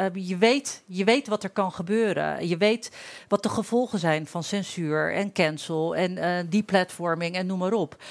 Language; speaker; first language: Dutch; early bilingual, other home language; Turkish